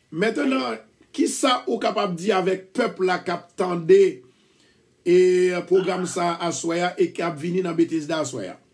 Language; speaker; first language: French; non-native, local second language; Haitian Creole